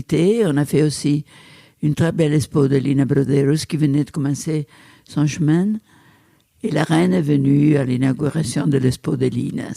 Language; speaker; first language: French; non-native, fluent; Italian